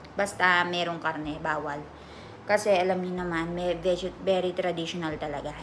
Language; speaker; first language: Filipino; native; Filipino